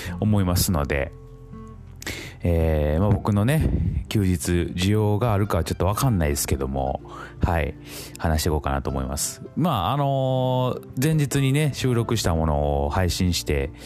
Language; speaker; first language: Japanese; native; Japanese